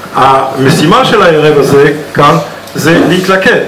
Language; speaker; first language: Hebrew; non-native, fluent; French